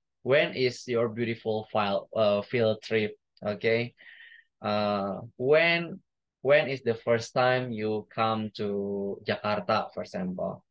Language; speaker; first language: English; non-native, fluent; Indonesian